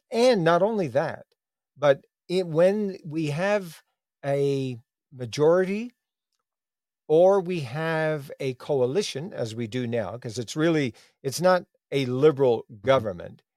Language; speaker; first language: English; native; English